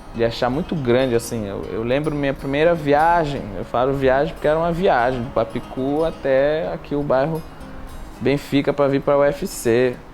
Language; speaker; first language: Portuguese; non-native, local second language; Kabuverdianu